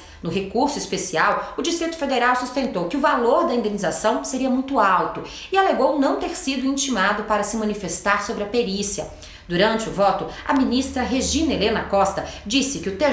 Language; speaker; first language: Portuguese; native; Portuguese